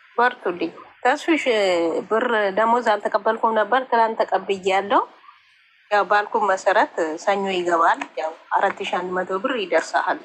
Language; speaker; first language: Amharic; native; Amharic